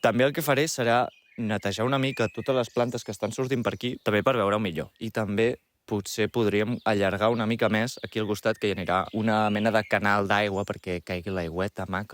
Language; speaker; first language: Catalan; native; Catalan